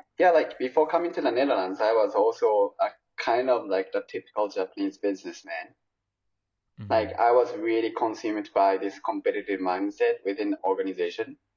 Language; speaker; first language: English; non-native, fluent; Japanese